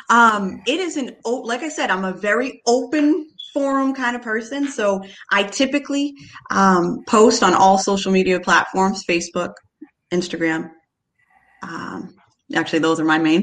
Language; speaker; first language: English; native; English